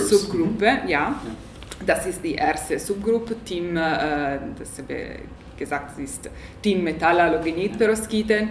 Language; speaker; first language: German; non-native, learner; Italian